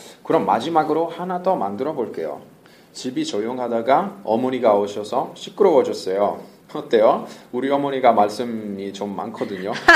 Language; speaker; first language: Korean; non-native, fluent; Italian